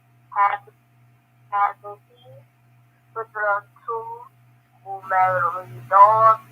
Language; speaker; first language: Arabic; non-native, learner; English